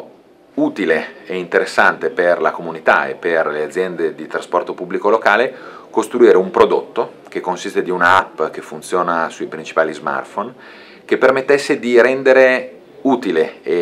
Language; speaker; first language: Italian; native; Italian